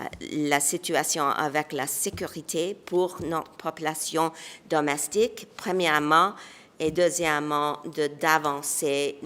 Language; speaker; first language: French; non-native, local second language; English